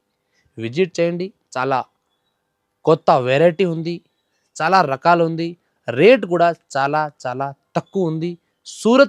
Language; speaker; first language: Telugu; non-native, local second language; Hindi